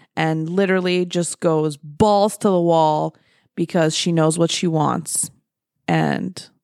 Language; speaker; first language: English; early bilingual, other home language; Persian